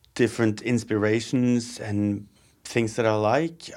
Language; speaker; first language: English; non-native, fluent; Norwegian